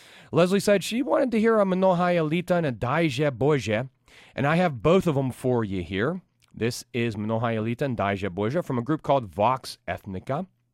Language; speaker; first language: English; native; English